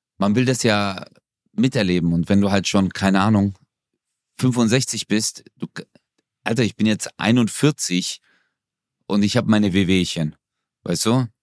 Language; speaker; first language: German; early bilingual, other home language; Turkish